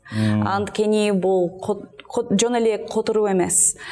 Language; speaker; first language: Kyrgyz; non-native, learner; English